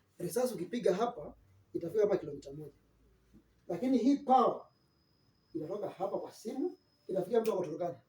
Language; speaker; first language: Swahili; non-native, local second language; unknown